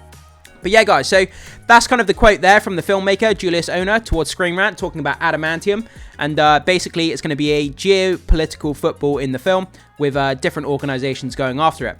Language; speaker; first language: English; native; English